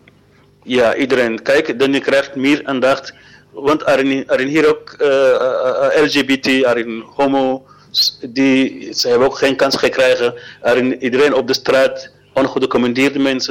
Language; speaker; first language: Dutch; non-native, learner; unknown